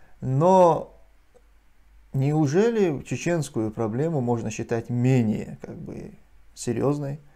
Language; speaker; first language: Russian; non-native, local second language; Chechen